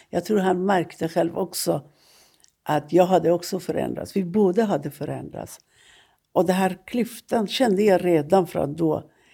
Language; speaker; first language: Swedish; non-native, fluent; Persian